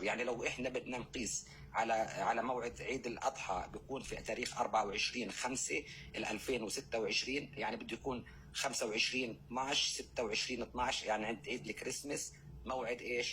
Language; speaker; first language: Arabic; native; Arabic